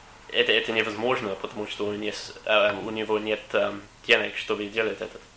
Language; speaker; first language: Russian; non-native, learner; English